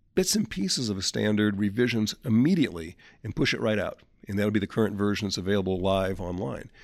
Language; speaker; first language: English; native; English